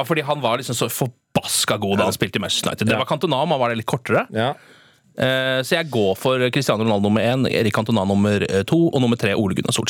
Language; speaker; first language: Norwegian; native; Norwegian